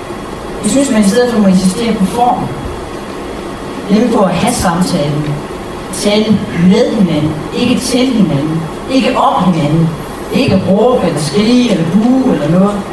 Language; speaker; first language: Danish; native; Danish